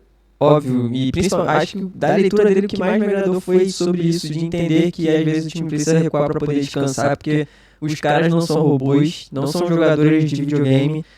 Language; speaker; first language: Portuguese; native; Portuguese